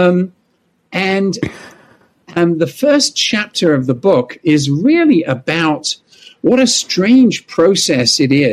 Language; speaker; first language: English; native; English